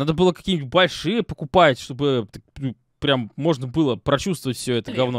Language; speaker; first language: Russian; native; Russian